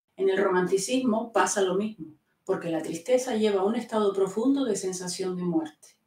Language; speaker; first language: Spanish; native; Spanish